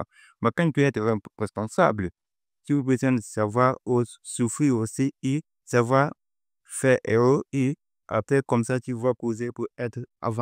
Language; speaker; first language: French; non-native, learner; Portuguese